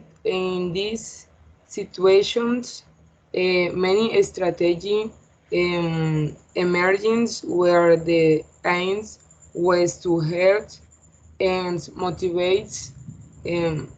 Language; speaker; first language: English; non-native, learner; Spanish